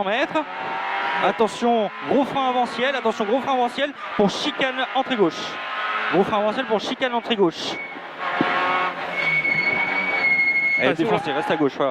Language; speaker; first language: French; native; French